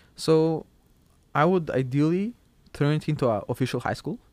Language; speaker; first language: English; non-native, fluent; Macedonian